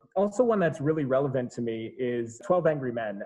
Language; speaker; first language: English; native; English